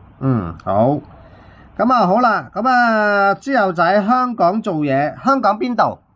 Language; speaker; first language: Cantonese; native; Cantonese